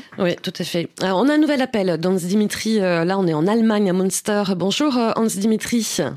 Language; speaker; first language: French; native; French